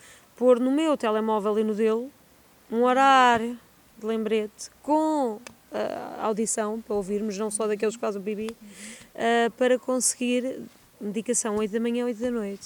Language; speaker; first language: Portuguese; native; Portuguese